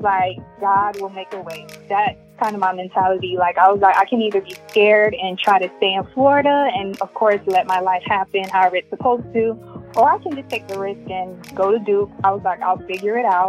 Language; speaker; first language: English; native; English